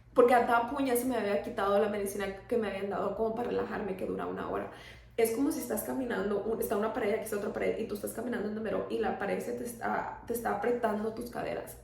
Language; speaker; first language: Spanish; early bilingual, heritage; Spanish